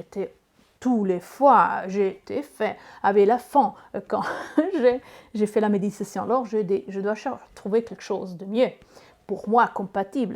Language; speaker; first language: French; non-native, learner; Italian